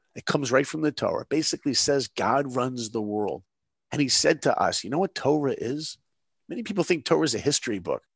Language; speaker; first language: English; native; English